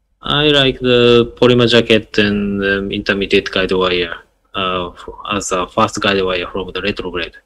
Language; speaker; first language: English; non-native, learner; Japanese